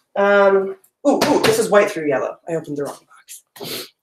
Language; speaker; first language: English; native; English